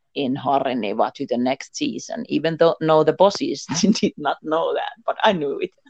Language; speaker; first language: English; non-native, learner; Finnish